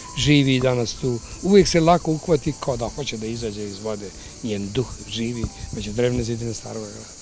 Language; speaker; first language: Bosnian; native; Bosnian